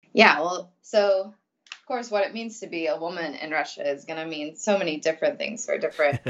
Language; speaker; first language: English; early bilingual, other home language; Russian